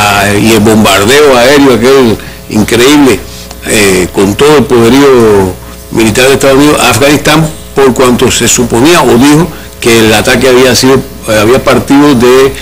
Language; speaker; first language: Spanish; native; Spanish